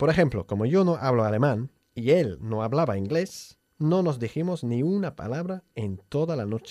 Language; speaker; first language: Spanish; non-native, fluent; English